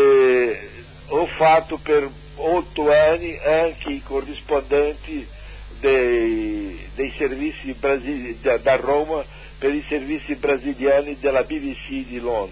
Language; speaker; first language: Italian; non-native, fluent; Portuguese